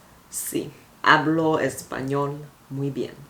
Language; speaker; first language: Spanish; non-native, learner; Bulgarian